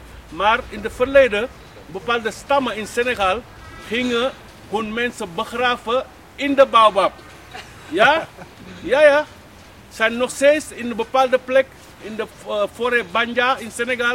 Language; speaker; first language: Dutch; non-native, fluent; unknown